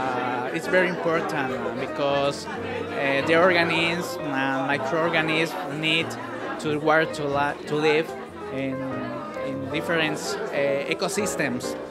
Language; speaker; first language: English; non-native, learner; Spanish